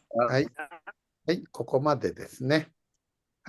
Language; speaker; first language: Japanese; non-native, fluent; Indonesian